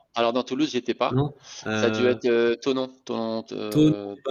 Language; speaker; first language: French; native; French